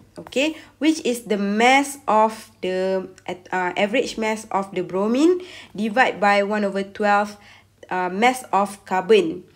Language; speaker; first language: English; non-native, local second language; Malay